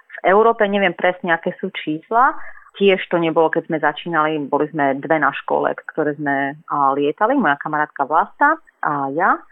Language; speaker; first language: Slovak; native; Slovak